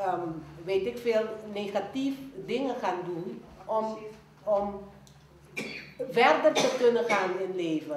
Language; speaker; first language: Dutch; non-native, local second language; Papiamento